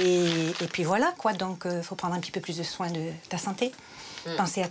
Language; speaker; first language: French; native; French